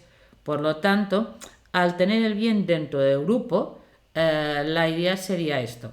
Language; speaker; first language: Spanish; native; Spanish